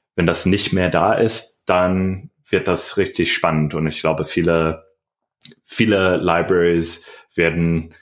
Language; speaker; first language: German; non-native, learner; English